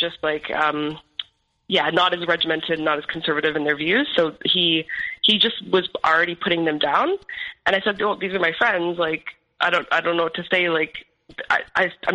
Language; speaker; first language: English; native; English